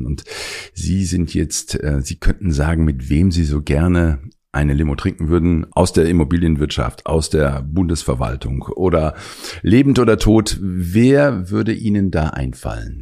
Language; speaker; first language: German; native; German